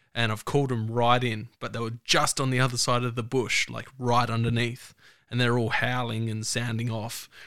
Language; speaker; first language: English; native; English